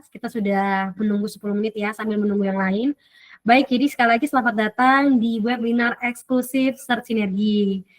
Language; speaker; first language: Indonesian; native; Indonesian